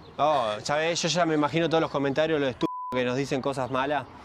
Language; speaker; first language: Spanish; native; Spanish